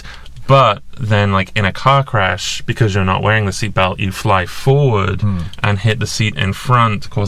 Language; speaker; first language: English; native; English